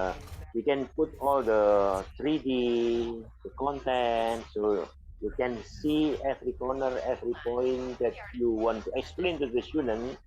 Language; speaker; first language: English; non-native, fluent; Indonesian